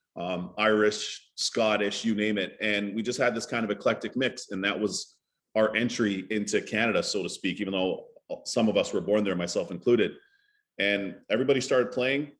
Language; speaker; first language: English; native; English